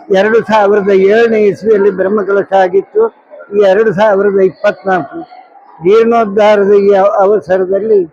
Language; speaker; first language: Kannada; native; Kannada